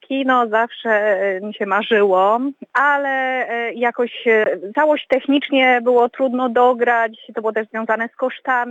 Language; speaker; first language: Polish; native; Polish